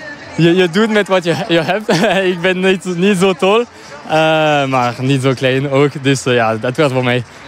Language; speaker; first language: Dutch; non-native, local second language; French